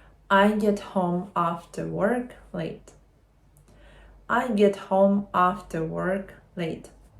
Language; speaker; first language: English; non-native, fluent; Ukrainian